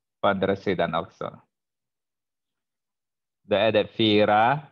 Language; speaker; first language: Swedish; non-native, fluent; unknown